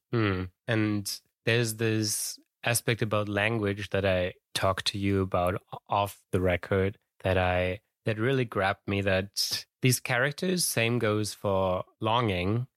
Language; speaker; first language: English; non-native, fluent; German